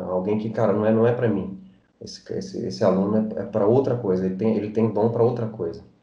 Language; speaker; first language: Portuguese; native; Portuguese